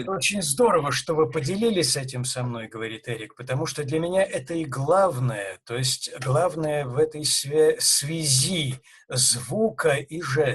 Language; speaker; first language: Russian; native; Russian